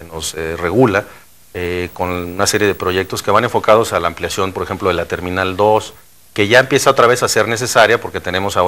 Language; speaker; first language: Spanish; native; Spanish